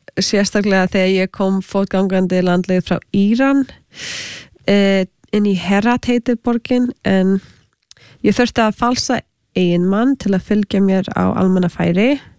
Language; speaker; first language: Icelandic; non-native, fluent; English